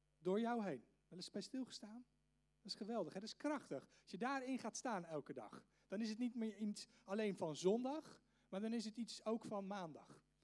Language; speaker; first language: Dutch; native; Dutch